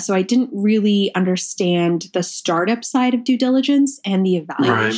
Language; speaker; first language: English; early bilingual, other home language; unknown